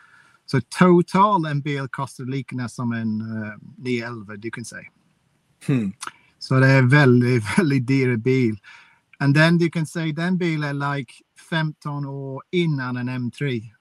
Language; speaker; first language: Swedish; non-native, fluent; English